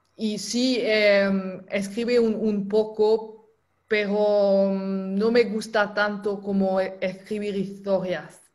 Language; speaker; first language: Spanish; non-native, fluent; French